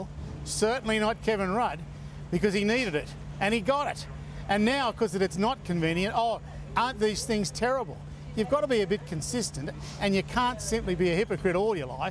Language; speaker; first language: English; native; English